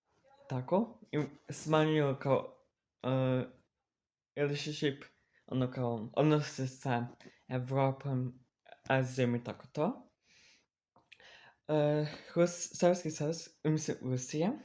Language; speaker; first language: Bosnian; early bilingual, heritage; Serbian